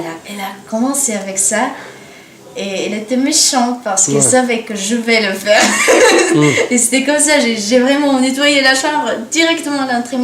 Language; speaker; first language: French; non-native, learner; Bulgarian